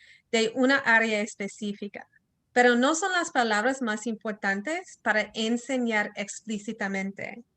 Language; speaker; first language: Spanish; early bilingual, heritage; Spanish